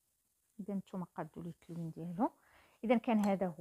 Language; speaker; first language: Arabic; native; Arabic